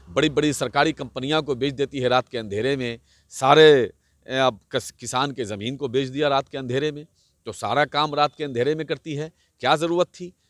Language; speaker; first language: Hindi; native; Hindi